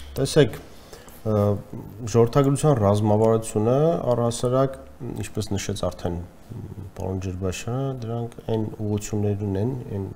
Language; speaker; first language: Armenian; native; Armenian